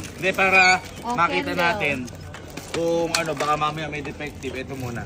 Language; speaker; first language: Filipino; native; Filipino